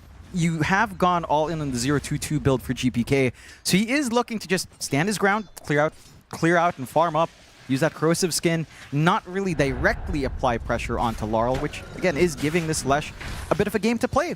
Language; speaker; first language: English; native; English